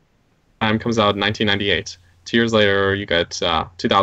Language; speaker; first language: English; native; English